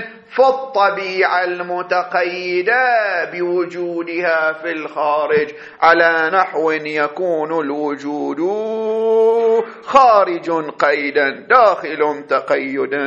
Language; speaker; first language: Arabic; native; Arabic